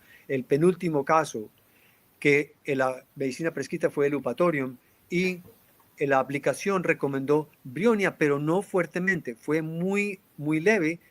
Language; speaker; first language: Spanish; native; Spanish